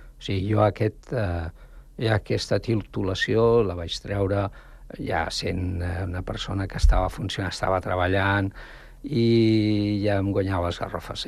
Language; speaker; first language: Catalan; non-native, local second language; Spanish